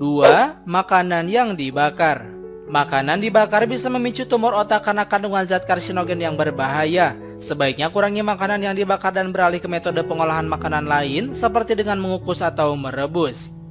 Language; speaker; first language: Indonesian; native; Indonesian